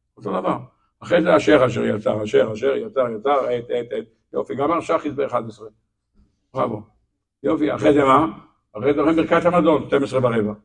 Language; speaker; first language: Hebrew; native; Hebrew